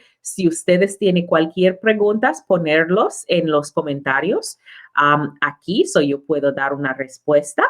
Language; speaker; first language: Spanish; non-native, learner; English